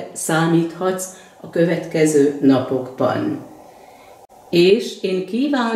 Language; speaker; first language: Hungarian; native; Hungarian